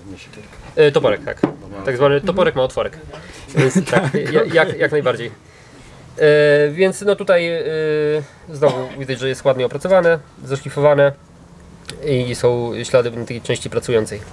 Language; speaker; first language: Polish; native; Polish